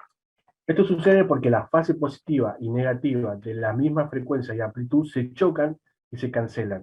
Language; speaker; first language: Spanish; native; Spanish